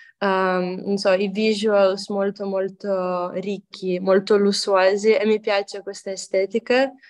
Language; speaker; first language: Italian; non-native, fluent; Lithuanian